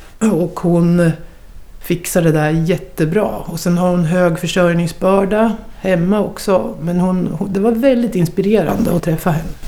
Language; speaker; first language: Swedish; native; Swedish